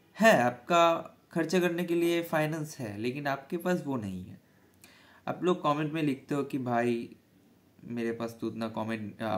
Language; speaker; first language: Hindi; non-native, local second language; Bangla